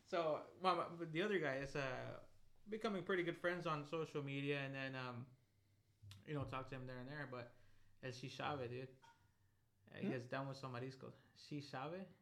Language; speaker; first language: English; early bilingual, other home language; Spanish